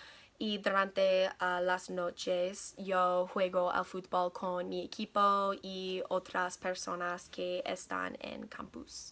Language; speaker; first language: Spanish; non-native, learner; English